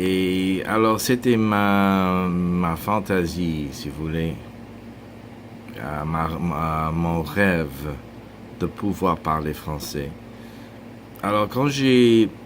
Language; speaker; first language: French; non-native, fluent; English